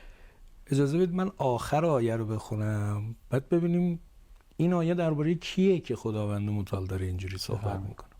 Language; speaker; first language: Persian; native; Persian